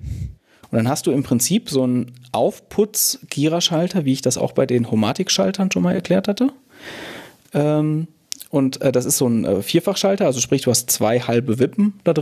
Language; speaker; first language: German; native; German